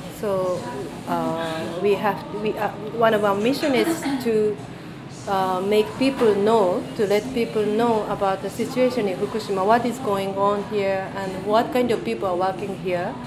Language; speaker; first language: English; non-native, fluent; Japanese